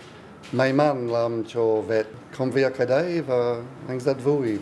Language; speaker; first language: Vietnamese; non-native, learner; English